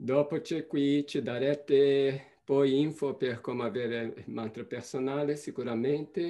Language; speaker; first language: Italian; non-native, fluent; Portuguese